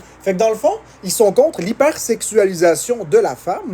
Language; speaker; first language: French; native; French